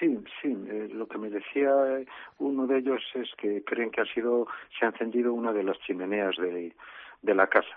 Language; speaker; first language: Spanish; native; Spanish